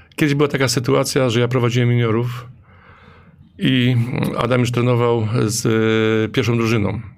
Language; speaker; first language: Polish; native; Polish